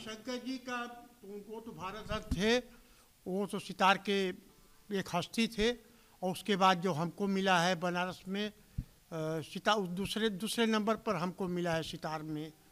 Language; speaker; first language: Hindi; native; Hindi